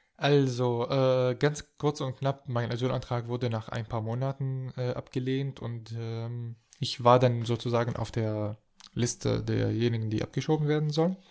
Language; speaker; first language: German; non-native, fluent; Arabic